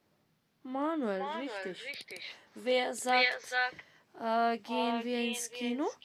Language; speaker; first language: German; non-native, fluent; Macedonian